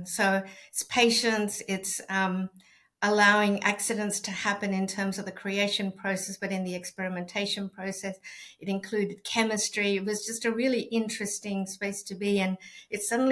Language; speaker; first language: English; non-native, fluent; Spanish